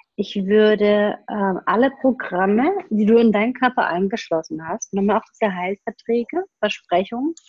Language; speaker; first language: German; native; German